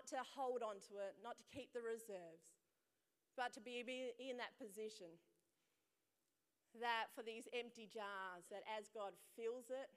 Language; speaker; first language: English; native; English